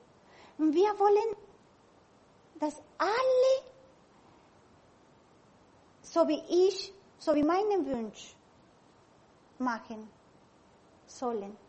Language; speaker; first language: German; non-native, learner; Spanish